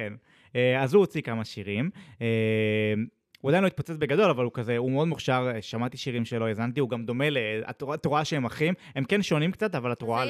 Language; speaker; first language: Hebrew; native; Hebrew